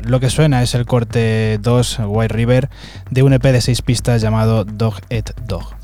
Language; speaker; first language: Spanish; native; Spanish